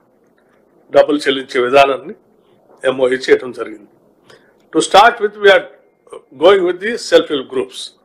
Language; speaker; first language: Telugu; native; Telugu